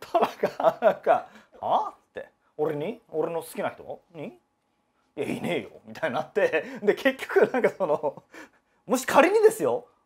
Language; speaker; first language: Japanese; native; Japanese